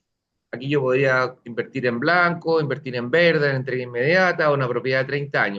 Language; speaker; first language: Spanish; native; Spanish